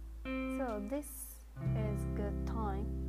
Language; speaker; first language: English; non-native, learner; Japanese